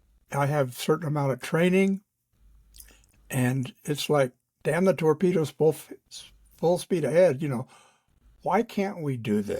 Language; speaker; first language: English; native; English